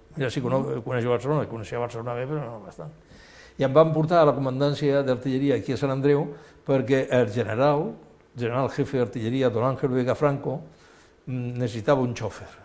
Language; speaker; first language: Catalan; non-native, local second language; Spanish